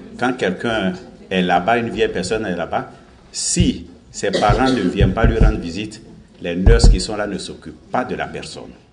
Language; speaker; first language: French; non-native, local second language; Baoulé